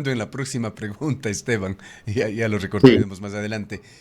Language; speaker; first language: Spanish; native; Spanish